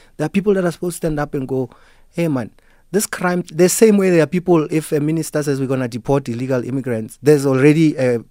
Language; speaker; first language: English; non-native, local second language; Southern Sotho